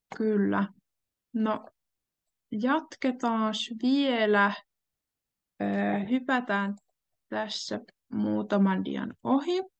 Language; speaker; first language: Finnish; native; Finnish